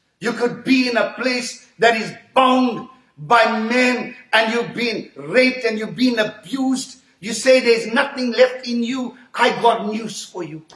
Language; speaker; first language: English; native; English